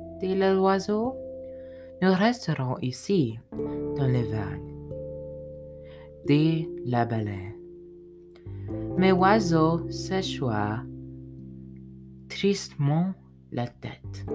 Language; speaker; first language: French; non-native, learner; English